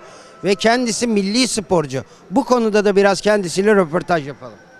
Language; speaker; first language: Turkish; native; Turkish